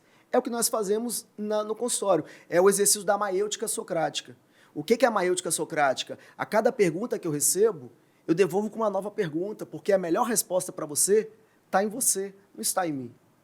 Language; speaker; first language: Portuguese; native; Portuguese